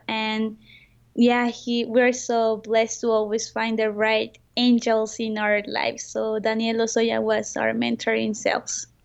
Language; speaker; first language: English; non-native, fluent; Spanish